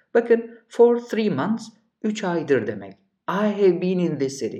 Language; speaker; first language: English; non-native, fluent; Turkish